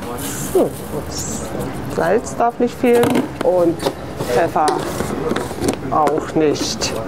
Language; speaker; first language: German; native; German